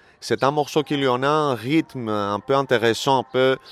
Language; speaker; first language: French; non-native, learner; Greek